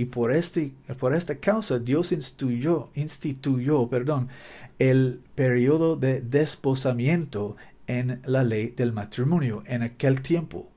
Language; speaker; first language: Spanish; non-native, learner; English